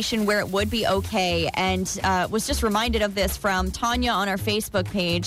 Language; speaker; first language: English; native; English